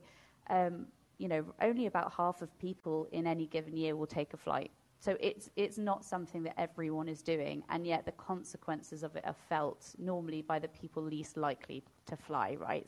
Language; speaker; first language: English; native; English